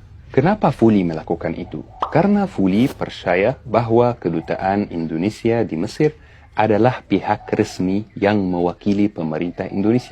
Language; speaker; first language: Indonesian; non-native, fluent; Arabic